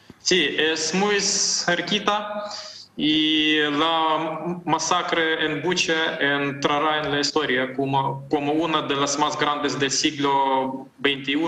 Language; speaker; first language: Spanish; non-native, fluent; Ukrainian